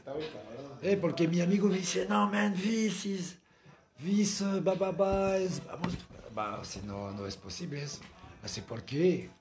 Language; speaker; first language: Spanish; non-native, learner; French